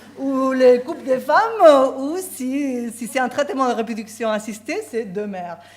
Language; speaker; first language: French; non-native, fluent; Spanish